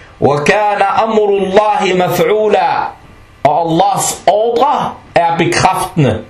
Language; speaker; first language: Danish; non-native, local second language; Arabic